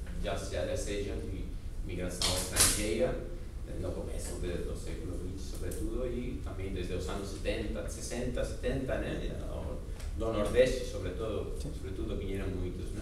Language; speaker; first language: Portuguese; non-native, fluent; Spanish